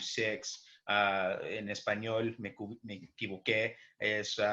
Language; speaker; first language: Spanish; early bilingual, heritage; English